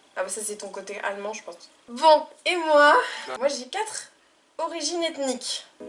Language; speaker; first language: French; native; French